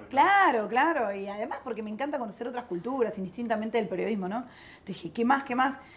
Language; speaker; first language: Spanish; native; Spanish